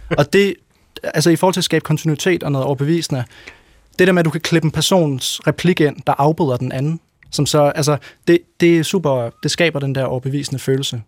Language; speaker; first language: Danish; native; Danish